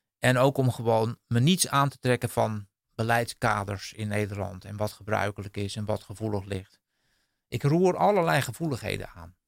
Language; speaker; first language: Dutch; native; Dutch